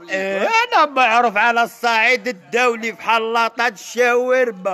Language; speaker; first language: Arabic; native; Arabic